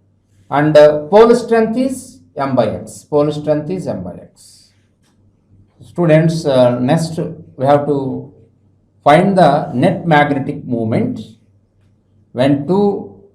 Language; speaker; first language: English; non-native, local second language; Telugu